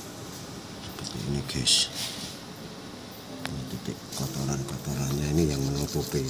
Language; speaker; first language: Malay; non-native, local second language; Javanese